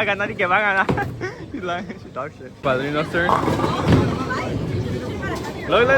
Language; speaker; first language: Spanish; early bilingual, heritage; Spanish